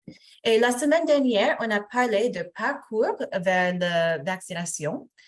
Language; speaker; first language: French; non-native, fluent; English